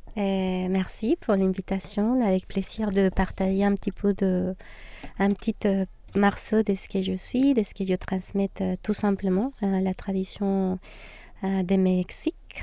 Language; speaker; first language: French; non-native, fluent; Spanish